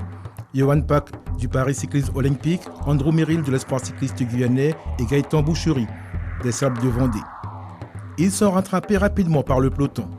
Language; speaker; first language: French; native; French